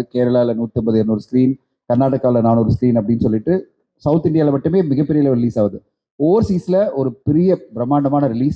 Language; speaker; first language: Tamil; native; Tamil